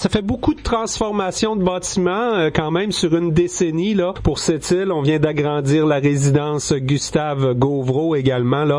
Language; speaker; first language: French; native; French